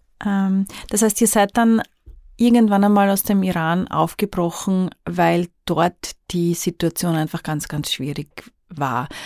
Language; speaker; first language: German; native; German